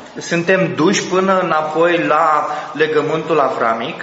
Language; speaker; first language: Romanian; native; Romanian